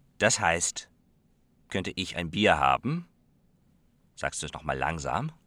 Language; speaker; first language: German; non-native, fluent; Dutch